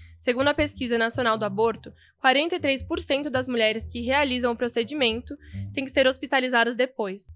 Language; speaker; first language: Portuguese; native; Portuguese